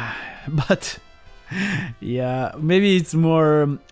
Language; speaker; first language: English; non-native, fluent; Italian